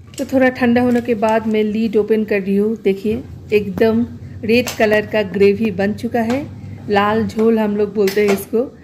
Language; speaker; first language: Hindi; non-native, local second language; Bangla